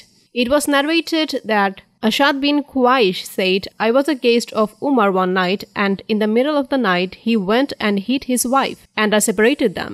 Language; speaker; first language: English; non-native, fluent; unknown